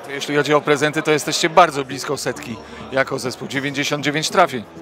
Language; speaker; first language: Polish; native; Polish